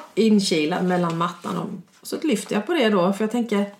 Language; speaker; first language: Swedish; native; Swedish